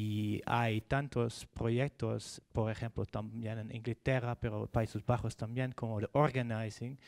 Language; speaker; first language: Spanish; non-native, fluent; Dutch